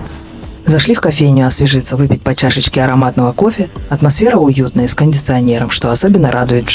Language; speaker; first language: Russian; native; Russian